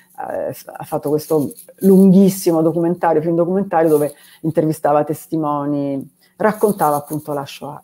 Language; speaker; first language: Italian; native; Italian